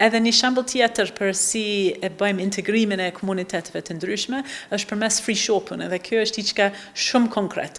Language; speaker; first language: Albanian; non-native, fluent; English